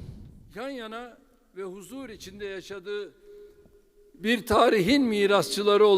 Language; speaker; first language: Turkish; native; Turkish